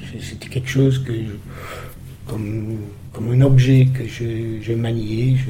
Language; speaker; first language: French; non-native, fluent; English